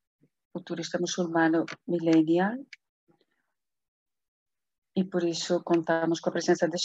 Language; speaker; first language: Spanish; non-native, fluent; Portuguese